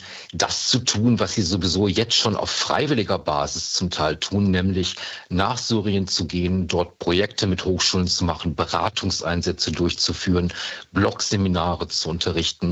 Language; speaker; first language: German; native; German